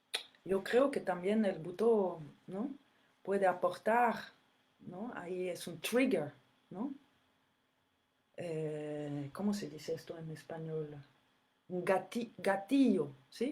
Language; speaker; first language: Spanish; non-native, fluent; French